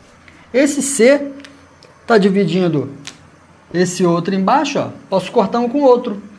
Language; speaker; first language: Portuguese; native; Portuguese